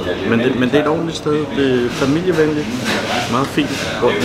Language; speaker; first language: Danish; early bilingual, other home language; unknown